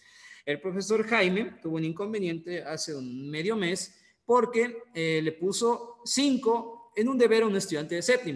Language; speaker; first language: Spanish; native; Spanish